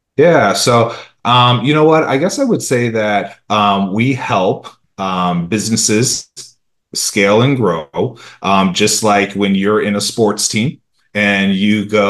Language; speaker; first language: English; early bilingual, other home language; Romanian